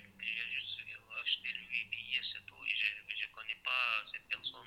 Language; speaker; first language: French; non-native, learner; Chechen